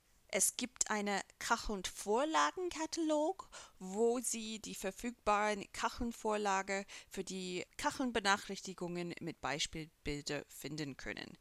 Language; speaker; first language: German; non-native, fluent; English